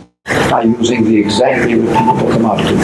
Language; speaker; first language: English; native; English